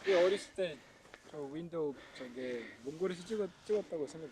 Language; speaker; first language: Korean; non-native, fluent; Mongolian